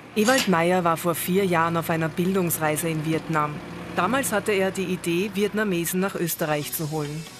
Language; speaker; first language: German; native; German